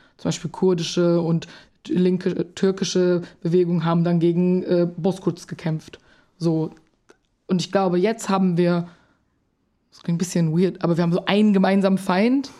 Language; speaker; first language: German; early bilingual, other home language; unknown